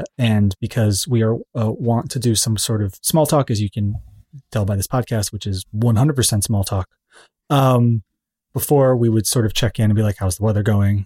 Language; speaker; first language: English; native; English